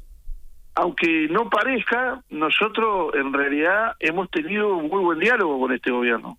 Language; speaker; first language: Spanish; native; Spanish